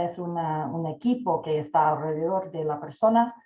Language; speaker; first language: Spanish; non-native, fluent; English